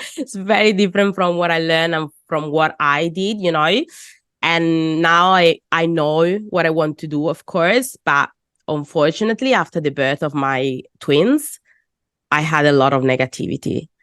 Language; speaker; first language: English; non-native, fluent; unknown